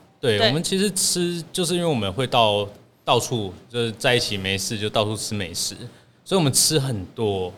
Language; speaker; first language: Chinese; native; Chinese